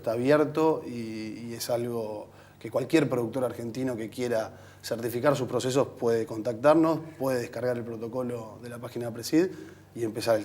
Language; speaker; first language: Spanish; native; Spanish